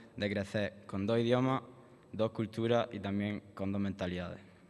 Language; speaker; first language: Spanish; native; Spanish